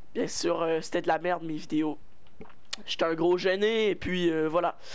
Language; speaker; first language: French; native; French